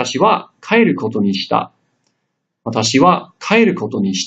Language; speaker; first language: Japanese; non-native, fluent; English